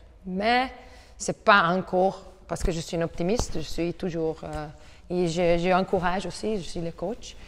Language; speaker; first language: French; non-native, learner; Hungarian